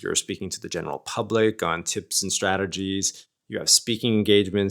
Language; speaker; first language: English; native; English